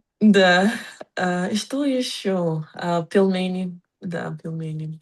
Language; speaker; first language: Russian; non-native, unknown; English